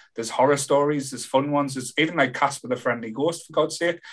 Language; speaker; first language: English; native; English